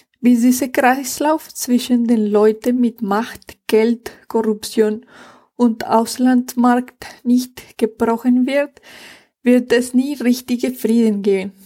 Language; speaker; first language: German; non-native, fluent; Spanish